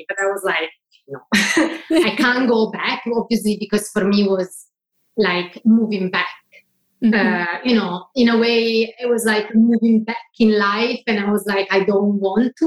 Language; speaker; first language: English; non-native, fluent; Italian